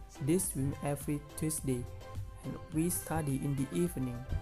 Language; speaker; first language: English; non-native, fluent; Indonesian